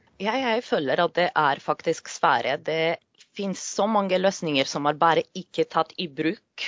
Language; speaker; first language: Norwegian; non-native, fluent; Polish